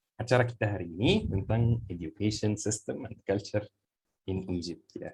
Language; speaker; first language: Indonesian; non-native, fluent; Arabic